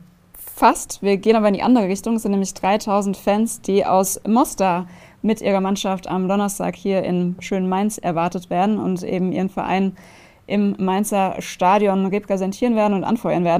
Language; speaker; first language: German; native; German